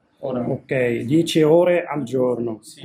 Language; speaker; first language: Italian; non-native, learner; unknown